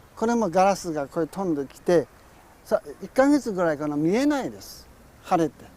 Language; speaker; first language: Japanese; non-native, fluent; Chinese